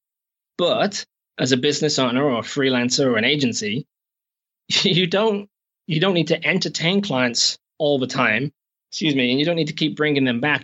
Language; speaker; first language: English; native; English